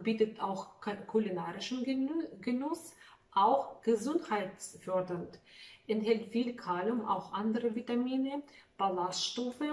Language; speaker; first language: German; non-native, fluent; Russian